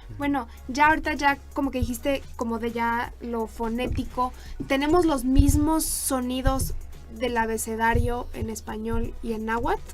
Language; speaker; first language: Spanish; native; Spanish